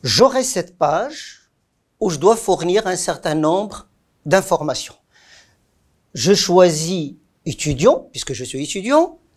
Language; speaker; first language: French; non-native, local second language; Arabic